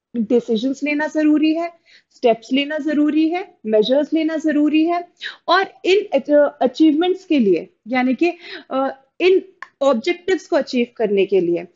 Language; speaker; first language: Hindi; native; Hindi